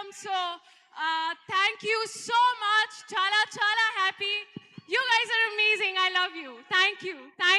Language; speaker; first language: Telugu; non-native, learner; Hindi